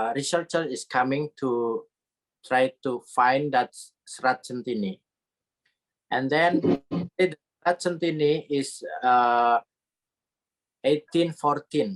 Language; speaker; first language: English; non-native, learner; Indonesian